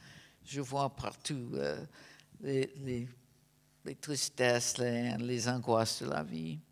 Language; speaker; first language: French; non-native, fluent; English